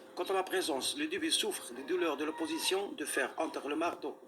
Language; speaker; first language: French; non-native, local second language; Arabic